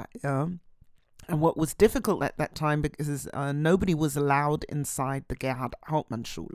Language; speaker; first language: English; native; English